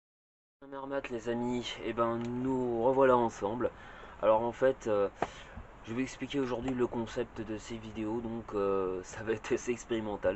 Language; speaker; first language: French; native; French